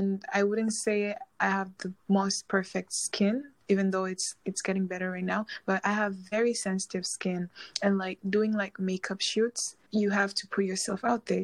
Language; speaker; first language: English; non-native, local second language; Swahili